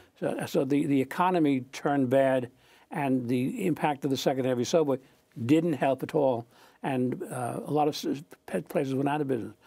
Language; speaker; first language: English; native; English